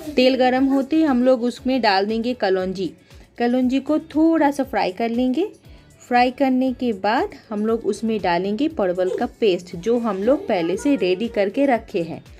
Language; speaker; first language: Hindi; non-native, local second language; Bangla